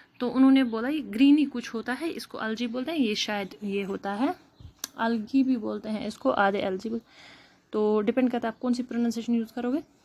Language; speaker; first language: Urdu; non-native, local second language; Kashmiri